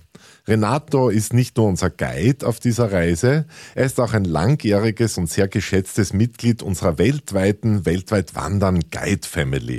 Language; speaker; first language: German; native; German